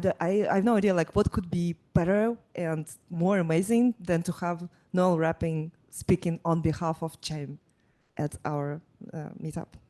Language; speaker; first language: English; non-native, fluent; Russian